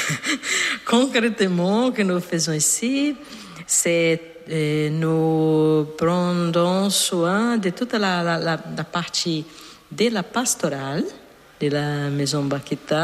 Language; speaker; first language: French; non-native, learner; Portuguese